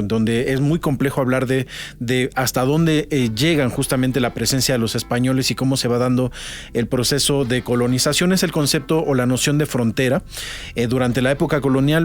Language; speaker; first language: Spanish; native; Spanish